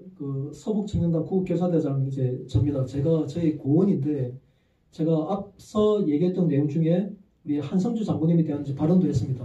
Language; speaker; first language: Korean; native; Korean